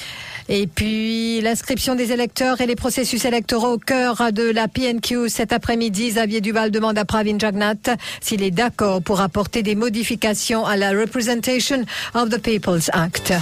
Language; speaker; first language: French; non-native, local second language; Morisyen